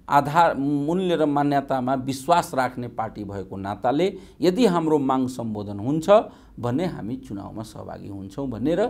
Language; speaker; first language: Nepali; non-native, local second language; Maithili